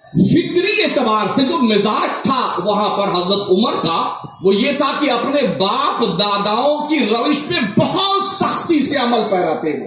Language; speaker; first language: Urdu; native; Urdu